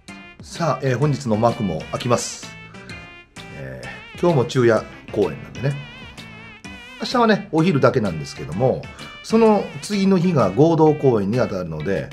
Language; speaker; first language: Japanese; native; Japanese